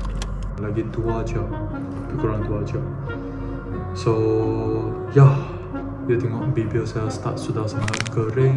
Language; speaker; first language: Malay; non-native, local second language; Chinese